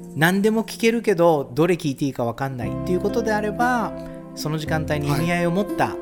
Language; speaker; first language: Japanese; early bilingual, other home language; Portuguese